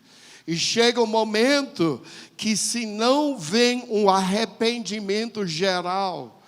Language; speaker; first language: Portuguese; non-native, fluent; English